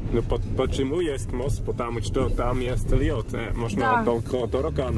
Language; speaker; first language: Russian; non-native, learner; German